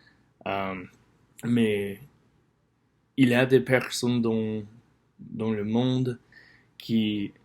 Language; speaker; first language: French; non-native, learner; English